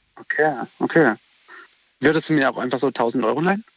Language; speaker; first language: German; native; German